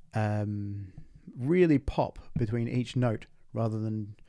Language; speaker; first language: English; native; English